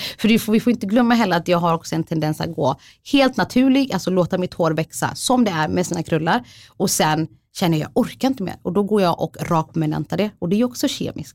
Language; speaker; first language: Swedish; early bilingual, other home language; Somali